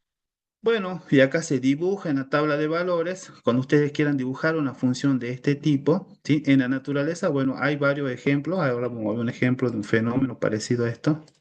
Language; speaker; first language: Spanish; native; Spanish